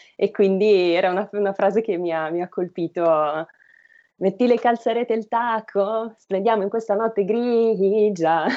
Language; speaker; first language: Italian; native; Italian